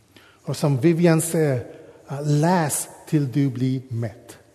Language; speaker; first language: Swedish; non-native, fluent; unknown